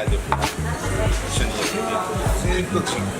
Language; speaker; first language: Japanese; native; Japanese